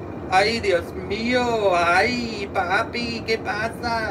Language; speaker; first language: Spanish; non-native, learner; English